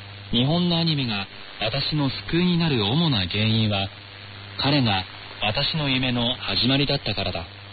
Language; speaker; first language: Japanese; non-native, fluent; Chinese